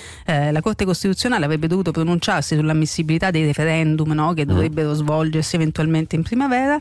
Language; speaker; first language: Italian; native; Italian